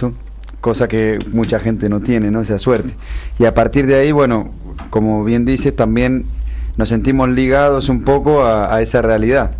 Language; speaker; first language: Spanish; native; Spanish